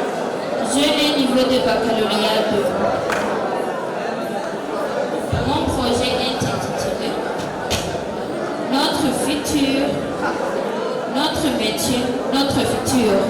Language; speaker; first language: French; non-native, local second language; Rundi